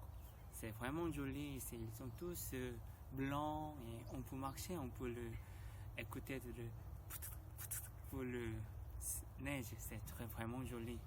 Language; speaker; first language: French; non-native, learner; Korean